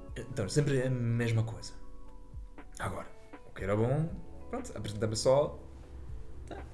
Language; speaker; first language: Portuguese; non-native, fluent; German